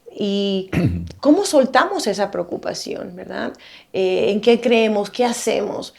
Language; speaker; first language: Spanish; native; Spanish